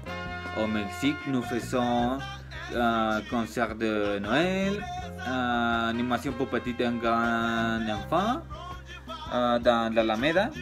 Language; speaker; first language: French; non-native, learner; Spanish